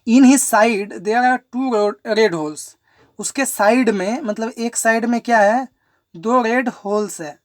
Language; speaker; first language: Hindi; non-native, local second language; Bangla